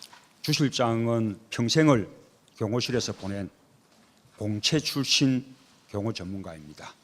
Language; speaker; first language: Korean; native; Korean